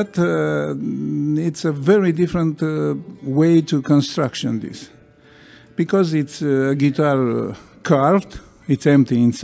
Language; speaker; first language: English; non-native, learner; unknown